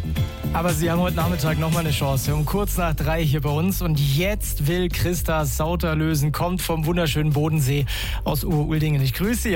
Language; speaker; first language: German; native; German